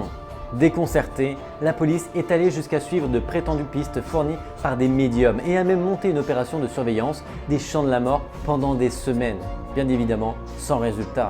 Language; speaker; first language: French; native; French